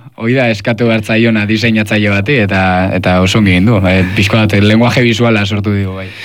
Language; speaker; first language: Basque; native; Basque